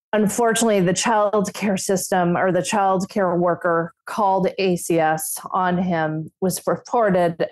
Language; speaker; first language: English; native; English